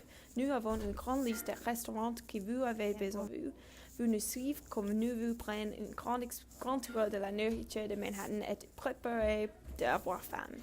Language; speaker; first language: French; non-native, learner; English